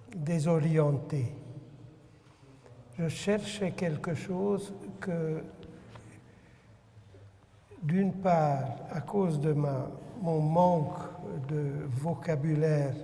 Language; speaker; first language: French; non-native, fluent; Hungarian